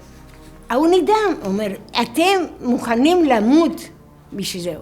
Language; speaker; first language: Hebrew; non-native, fluent; Greek